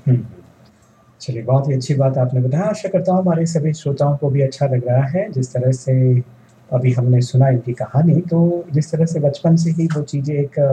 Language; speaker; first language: Hindi; native; Hindi